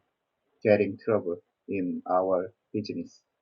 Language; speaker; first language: English; non-native, learner; Korean